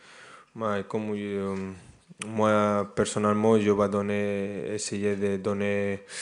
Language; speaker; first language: French; non-native, fluent; Spanish